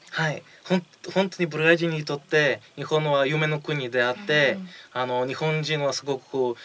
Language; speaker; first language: Japanese; non-native, fluent; Bulgarian